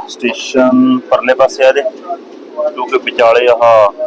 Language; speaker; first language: Hindi; non-native, local second language; Punjabi